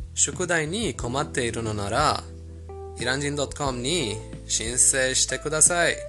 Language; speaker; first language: Japanese; non-native, fluent; Persian